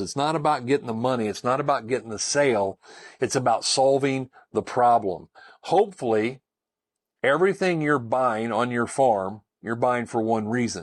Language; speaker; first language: English; native; English